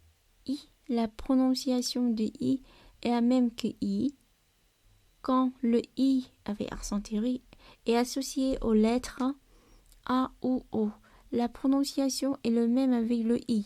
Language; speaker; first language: French; non-native, learner; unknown